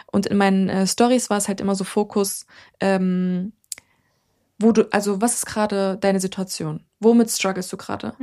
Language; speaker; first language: German; early bilingual, other home language; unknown